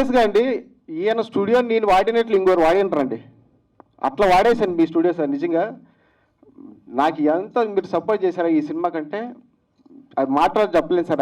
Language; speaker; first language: Telugu; native; Telugu